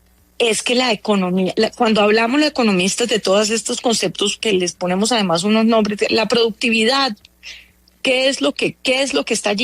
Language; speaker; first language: Spanish; native; Spanish